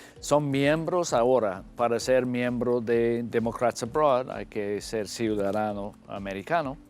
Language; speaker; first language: Spanish; non-native, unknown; English